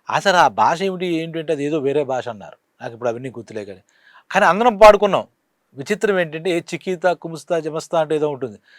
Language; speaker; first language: Telugu; native; Telugu